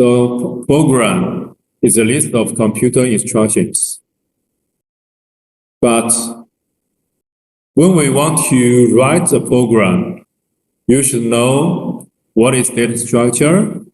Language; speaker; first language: English; non-native, learner; Chinese